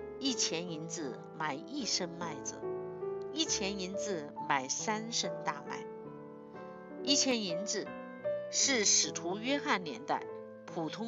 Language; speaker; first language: Chinese; native; Chinese